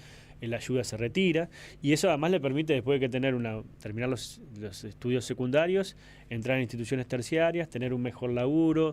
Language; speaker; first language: Spanish; native; Spanish